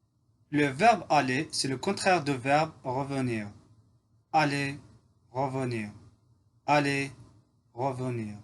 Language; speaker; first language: French; non-native, fluent; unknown